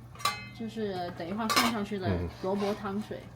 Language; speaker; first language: Chinese; native; Chinese